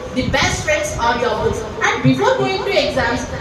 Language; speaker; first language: English; non-native, local second language; Kannada